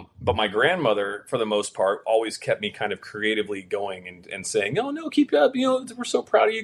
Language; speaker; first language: English; native; English